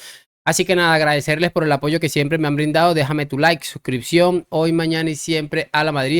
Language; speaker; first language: Spanish; native; Spanish